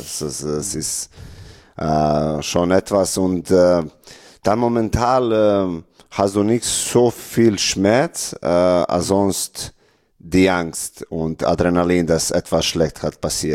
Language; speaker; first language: German; non-native, learner; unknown